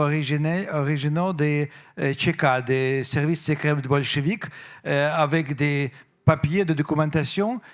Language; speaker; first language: French; non-native, fluent; Russian